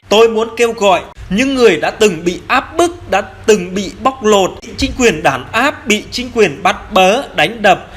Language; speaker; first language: Vietnamese; non-native, local second language; Jarai